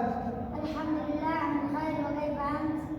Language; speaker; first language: Arabic; non-native, learner; Bangla